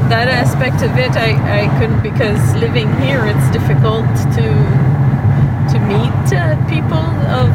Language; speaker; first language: English; native; English